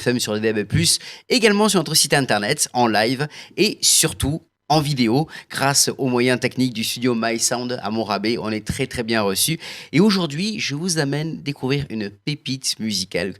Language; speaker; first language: French; native; French